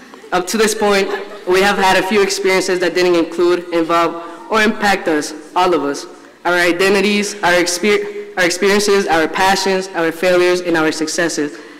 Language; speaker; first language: English; early bilingual, other home language; Spanish